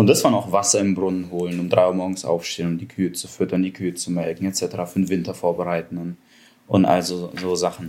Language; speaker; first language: German; early bilingual, other home language; Russian